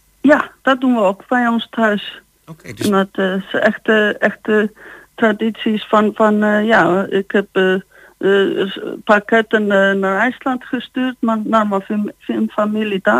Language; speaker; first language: Dutch; non-native, fluent; Icelandic